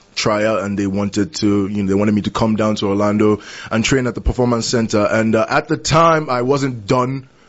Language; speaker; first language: English; non-native, local second language; Yoruba